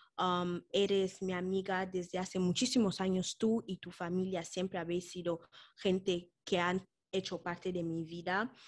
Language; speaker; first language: Spanish; non-native, local second language; Fang